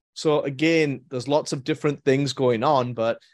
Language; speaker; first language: English; native; English